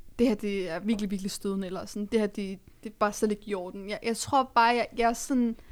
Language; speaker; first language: Danish; early bilingual, other home language; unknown